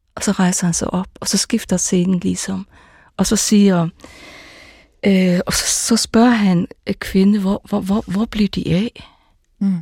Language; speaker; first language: Danish; non-native, local second language; Faroese